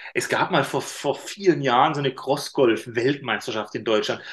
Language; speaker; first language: German; native; German